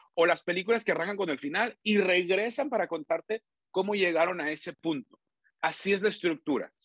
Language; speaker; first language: Spanish; native; Spanish